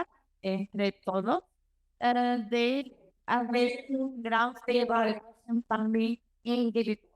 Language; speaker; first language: Spanish; non-native, learner; Portuguese